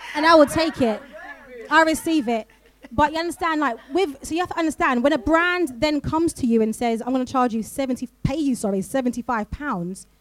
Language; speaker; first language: English; native; English